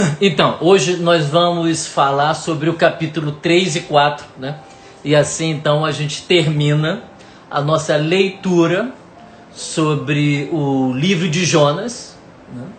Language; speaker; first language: Portuguese; native; Portuguese